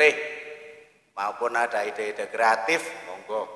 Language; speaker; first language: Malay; non-native, local second language; Javanese